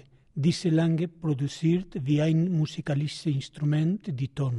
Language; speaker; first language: German; non-native, learner; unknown